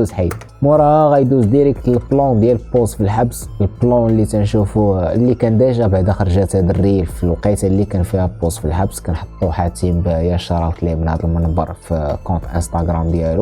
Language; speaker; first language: Arabic; native; Arabic